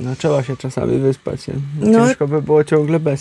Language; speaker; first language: Polish; native; Polish